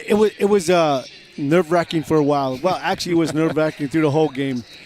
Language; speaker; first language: English; native; English